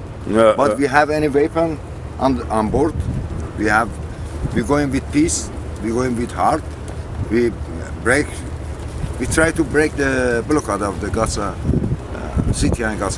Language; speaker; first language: English; non-native, learner; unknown